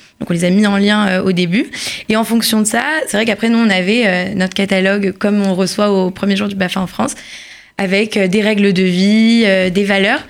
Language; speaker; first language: French; native; French